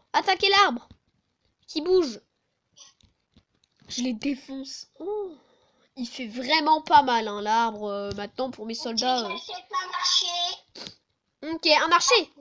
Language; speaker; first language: French; native; French